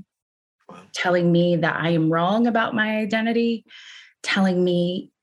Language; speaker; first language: English; native; English